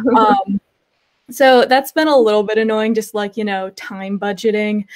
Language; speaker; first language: English; native; English